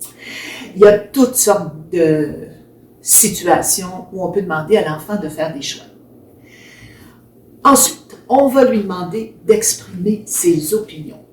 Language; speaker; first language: French; native; French